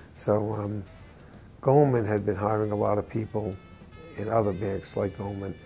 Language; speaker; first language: English; native; English